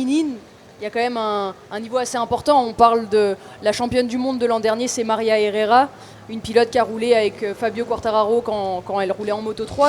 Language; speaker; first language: French; native; French